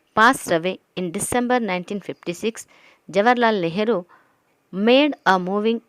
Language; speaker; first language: English; non-native, local second language; Kannada